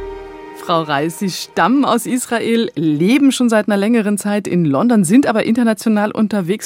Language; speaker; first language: German; native; German